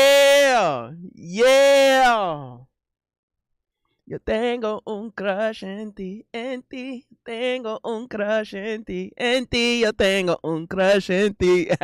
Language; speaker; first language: Spanish; non-native, learner; English